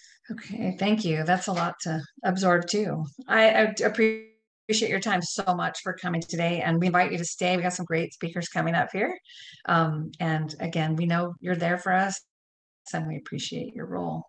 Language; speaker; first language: English; native; English